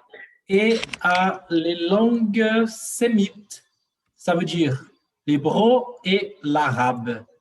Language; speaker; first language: French; non-native, learner; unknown